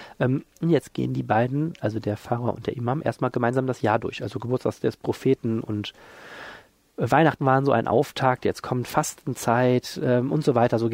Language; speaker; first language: German; native; German